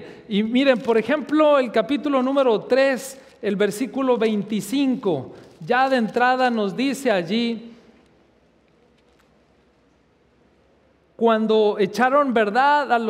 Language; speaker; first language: Spanish; native; Spanish